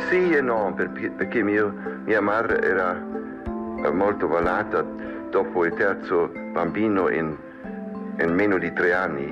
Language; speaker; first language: Italian; non-native, learner; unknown